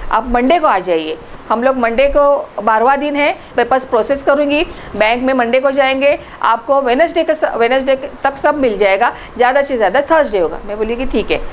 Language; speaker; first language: Hindi; non-native, local second language; Marathi